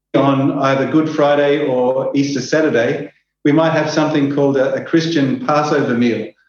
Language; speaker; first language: English; native; English